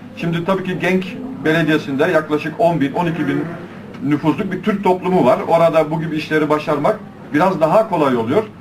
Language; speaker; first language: Turkish; early bilingual, heritage; Turkish